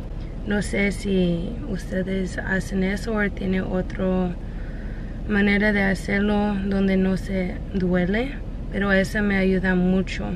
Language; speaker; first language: Spanish; early bilingual, heritage; Spanish